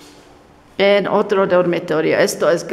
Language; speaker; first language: Spanish; non-native, learner; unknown